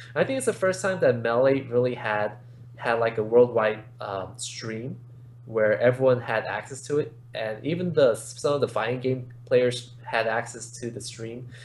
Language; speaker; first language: English; native; English